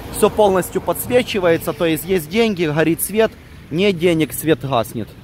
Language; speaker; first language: Russian; non-native, local second language; Ukrainian